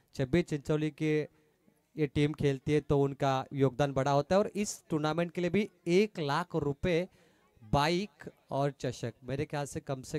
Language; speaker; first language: Hindi; non-native, local second language; Marathi